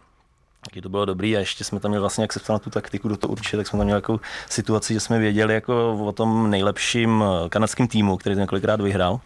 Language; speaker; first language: Czech; native; Czech